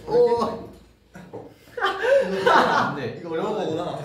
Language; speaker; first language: Korean; native; Korean